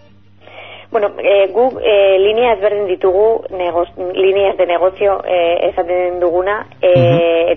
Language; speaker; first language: Basque; non-native, local second language; Spanish